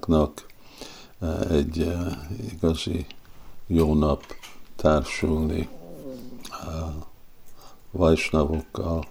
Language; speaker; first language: Hungarian; early bilingual, heritage; Hungarian